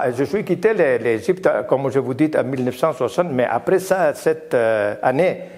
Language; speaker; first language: French; non-native, learner; Greek